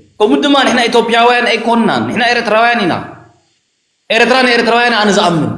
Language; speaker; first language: Tigrinya; early bilingual, heritage; Tigrinya